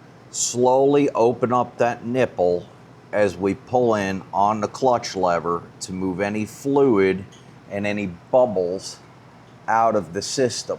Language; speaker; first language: English; native; English